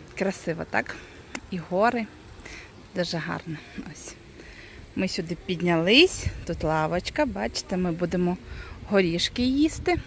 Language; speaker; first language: Ukrainian; non-native, local second language; Russian